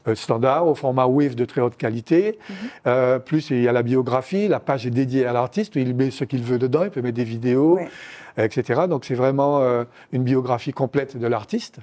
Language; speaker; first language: French; native; French